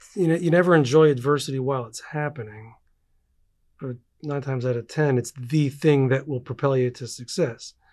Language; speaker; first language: English; native; English